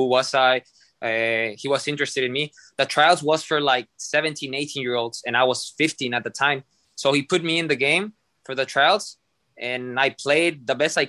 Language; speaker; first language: English; non-native, fluent; Spanish